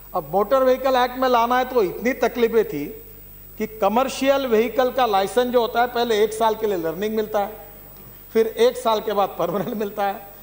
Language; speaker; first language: Hindi; non-native, local second language; Marathi